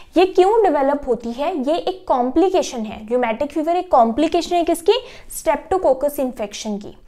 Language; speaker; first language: Hindi; native; Hindi